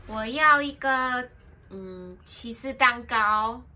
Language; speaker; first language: Chinese; non-native, fluent; English